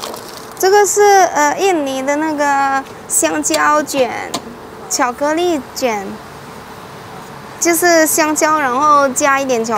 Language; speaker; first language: Chinese; non-native, fluent; Indonesian